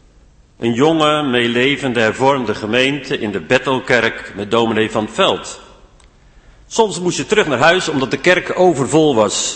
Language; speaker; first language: Dutch; native; Dutch